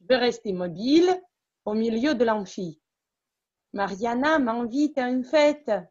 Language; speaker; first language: French; non-native, fluent; Russian